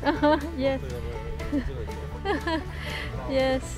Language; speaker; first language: English; non-native, learner; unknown